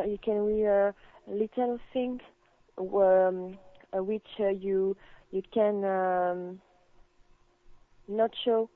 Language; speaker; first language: English; non-native, learner; French